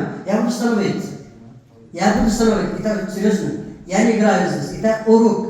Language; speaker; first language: Russian; non-native, learner; Arabic